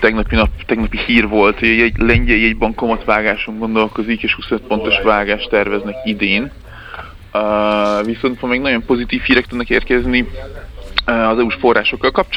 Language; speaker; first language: Hungarian; native; Hungarian